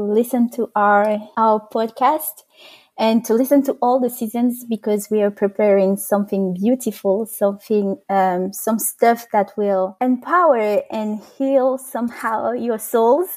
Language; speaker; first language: English; non-native, fluent; French